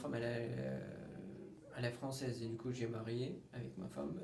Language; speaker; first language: French; non-native, learner; Turkish